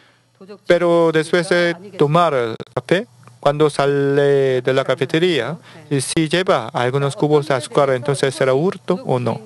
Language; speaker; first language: Spanish; non-native, learner; Korean